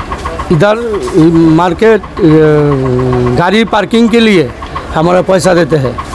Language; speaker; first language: Hindi; non-native, local second language; Bangla